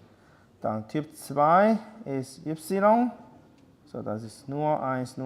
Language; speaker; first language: German; non-native, learner; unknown